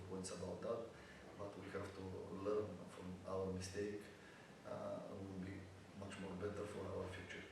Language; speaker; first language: English; non-native, learner; Bulgarian